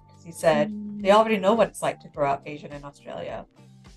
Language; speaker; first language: English; native; English